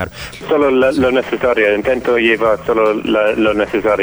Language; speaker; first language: Spanish; non-native, fluent; English